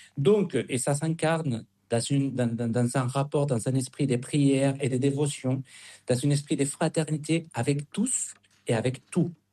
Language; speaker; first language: French; non-native, fluent; Spanish